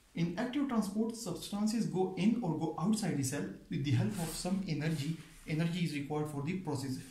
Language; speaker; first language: English; non-native, local second language; Pashto